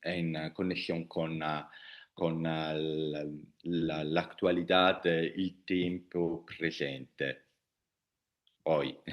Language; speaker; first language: Spanish; non-native, learner; Italian